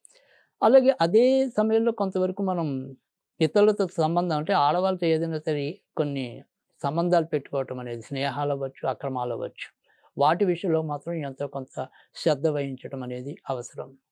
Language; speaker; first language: Telugu; native; Telugu